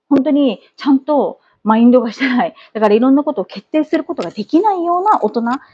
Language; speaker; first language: Japanese; native; Japanese